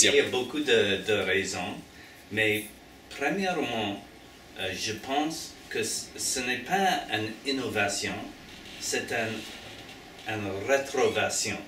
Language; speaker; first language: French; non-native, learner; English